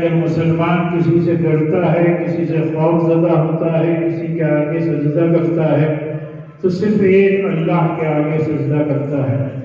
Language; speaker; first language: Urdu; native; Urdu